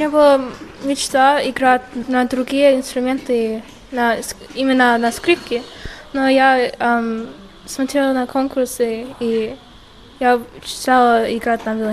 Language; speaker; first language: Russian; early bilingual, heritage; Russian